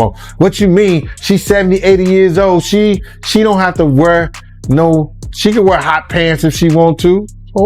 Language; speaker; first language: English; native; English